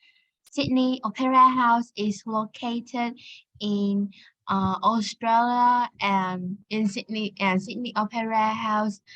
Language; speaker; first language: English; non-native, learner; Vietnamese